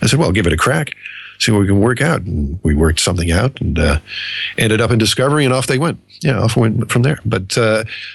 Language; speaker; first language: English; native; English